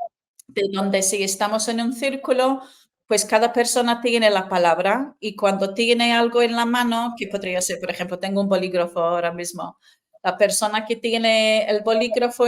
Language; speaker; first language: Spanish; non-native, fluent; English